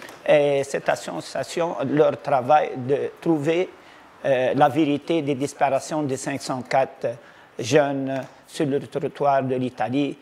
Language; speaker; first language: French; non-native, local second language; Arabic